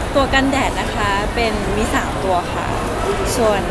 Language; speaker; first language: Thai; non-native, fluent; Cantonese